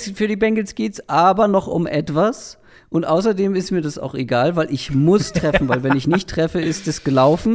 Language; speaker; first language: German; native; German